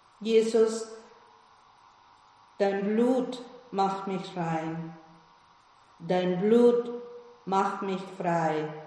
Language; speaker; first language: German; non-native, fluent; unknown